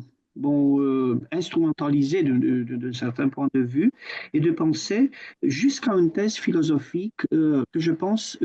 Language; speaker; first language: French; non-native, fluent; Romanian